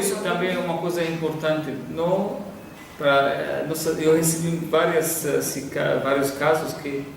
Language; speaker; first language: Portuguese; non-native, fluent; Arabic